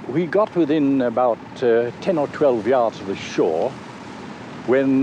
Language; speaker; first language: English; native; English